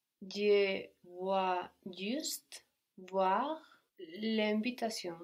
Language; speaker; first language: French; non-native, learner; English